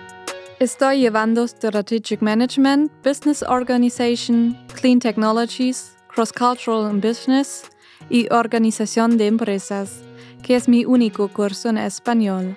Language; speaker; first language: Spanish; non-native, fluent; German